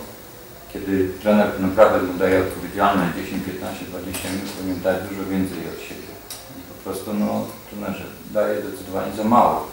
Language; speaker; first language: Polish; native; Polish